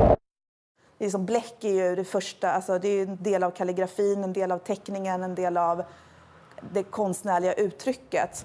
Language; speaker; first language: Swedish; native; Swedish